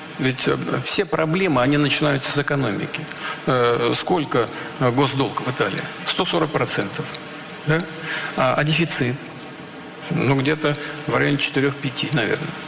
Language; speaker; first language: Russian; native; Russian